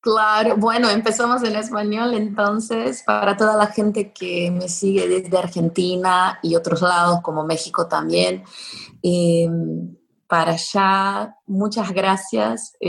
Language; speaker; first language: Spanish; non-native, fluent; Portuguese